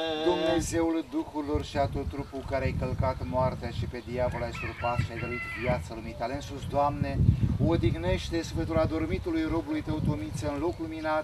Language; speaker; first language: Romanian; native; Romanian